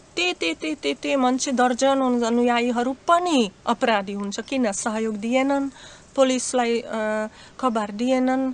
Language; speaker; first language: Nepali; non-native, learner; Slovak